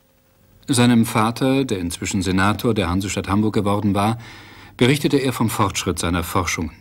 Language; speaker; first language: German; native; German